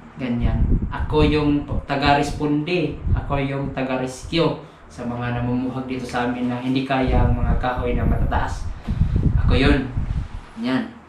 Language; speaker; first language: Filipino; non-native, local second language; Cebuano